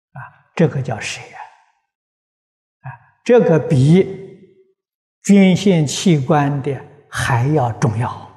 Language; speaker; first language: Chinese; native; Chinese